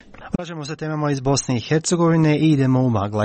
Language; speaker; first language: Serbian; native; Serbian